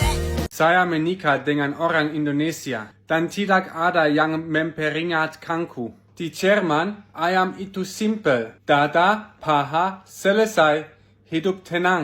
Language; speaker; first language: Indonesian; non-native, fluent; German